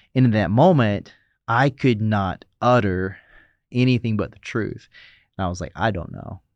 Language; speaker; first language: English; native; English